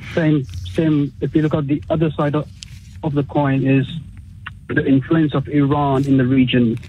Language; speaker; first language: English; early bilingual, other home language; Urdu